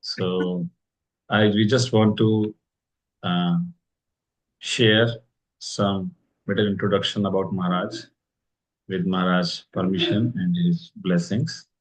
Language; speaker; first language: English; non-native, local second language; Hindi